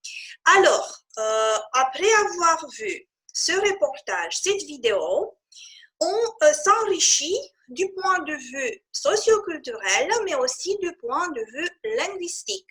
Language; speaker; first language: French; non-native, fluent; Romanian